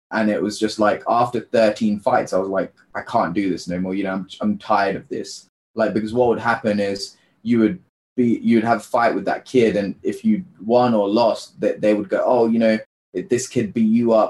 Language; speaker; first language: English; native; English